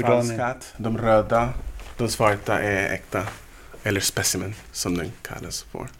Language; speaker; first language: Swedish; non-native, fluent; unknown